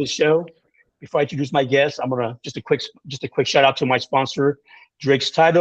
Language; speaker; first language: English; native; English